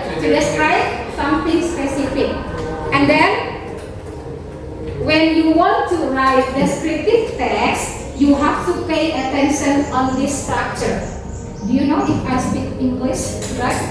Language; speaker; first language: English; non-native, learner; Indonesian